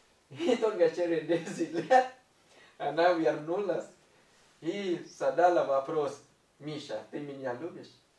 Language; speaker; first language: Russian; non-native, fluent; Thai